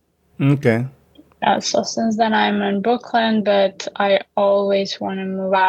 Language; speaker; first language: English; non-native, fluent; Uzbek